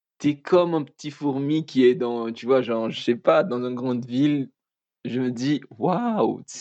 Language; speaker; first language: French; non-native, local second language; Malagasy